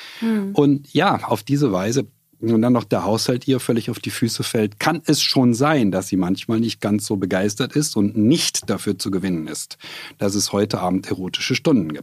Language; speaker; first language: German; native; German